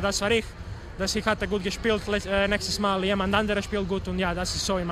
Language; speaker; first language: German; non-native, learner; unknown